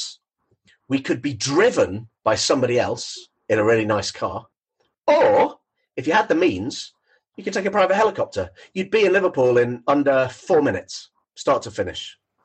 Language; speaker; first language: English; native; English